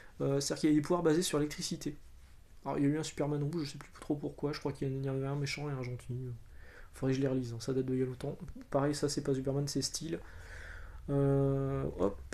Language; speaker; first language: French; native; French